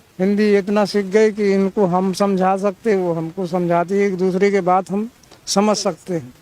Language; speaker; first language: Hindi; native; Hindi